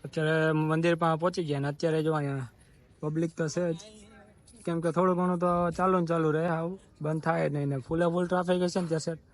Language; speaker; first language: Gujarati; native; Gujarati